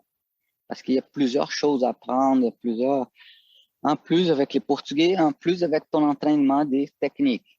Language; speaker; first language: French; non-native, fluent; Portuguese